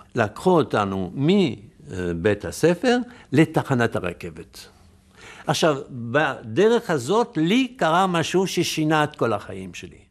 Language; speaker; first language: Hebrew; non-native, fluent; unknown